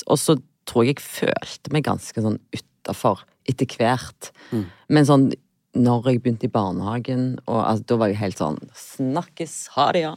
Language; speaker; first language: Norwegian; native; Norwegian